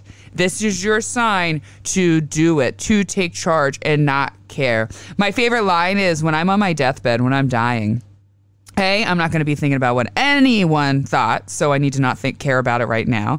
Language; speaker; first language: English; native; English